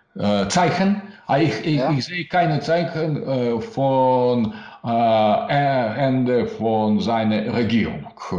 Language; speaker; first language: German; non-native, learner; Russian